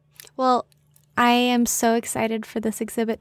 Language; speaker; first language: English; native; English